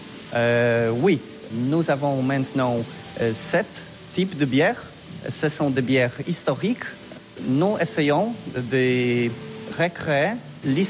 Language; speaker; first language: French; non-native, learner; Polish